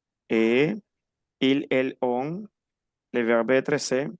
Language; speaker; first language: French; non-native, fluent; Spanish